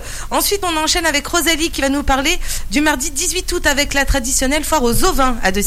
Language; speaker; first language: French; native; French